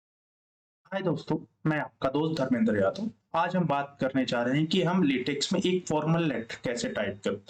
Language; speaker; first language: Hindi; native; Hindi